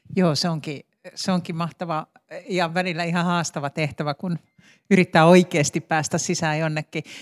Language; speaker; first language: Finnish; native; Finnish